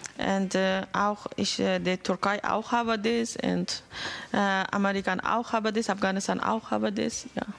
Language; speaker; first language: German; non-native, learner; Persian